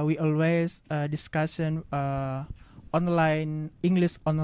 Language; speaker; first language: English; non-native, learner; Indonesian